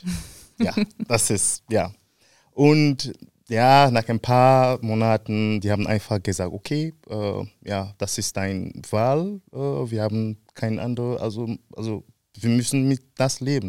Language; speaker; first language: German; non-native, fluent; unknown